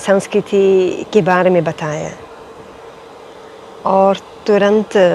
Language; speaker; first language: Hindi; non-native, fluent; Dutch